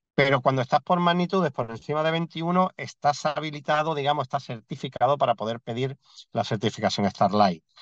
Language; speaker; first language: Spanish; native; Spanish